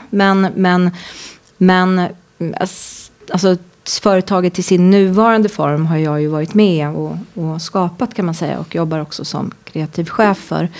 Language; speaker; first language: Swedish; native; Swedish